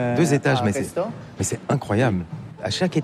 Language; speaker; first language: French; native; French